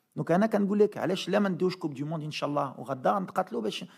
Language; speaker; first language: Arabic; early bilingual, heritage; Arabic